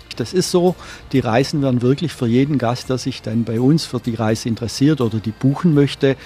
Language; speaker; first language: German; native; German